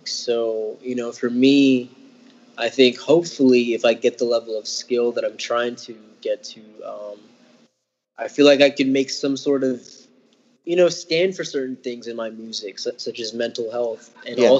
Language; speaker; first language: English; native; English